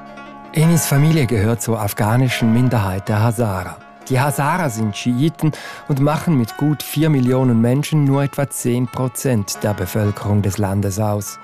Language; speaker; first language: German; native; German